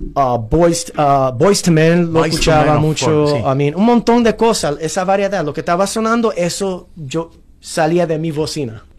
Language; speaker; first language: Spanish; early bilingual, heritage; Spanish